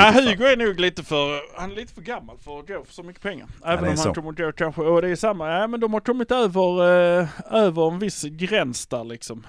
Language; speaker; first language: Swedish; native; Swedish